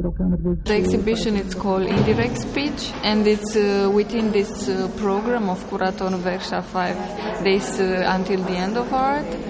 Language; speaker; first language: English; non-native, fluent; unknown